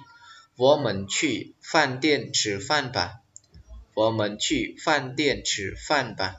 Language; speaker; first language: Chinese; non-native, fluent; Khmer